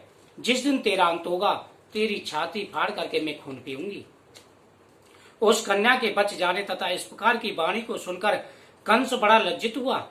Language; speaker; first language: Hindi; native; Hindi